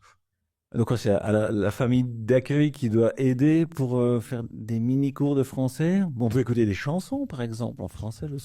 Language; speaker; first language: French; native; French